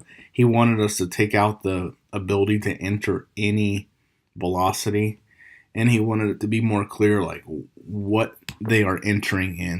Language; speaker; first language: English; native; English